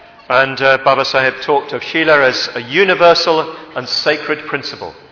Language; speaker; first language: English; native; English